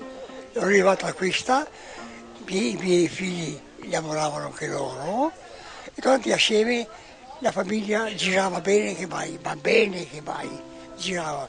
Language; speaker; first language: Italian; non-native, local second language; Venetian